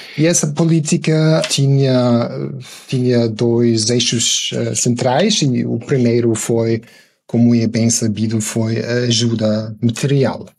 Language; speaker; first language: Portuguese; non-native, fluent; German